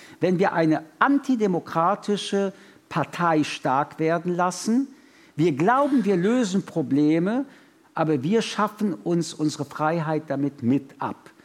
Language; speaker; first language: German; early bilingual, other home language; French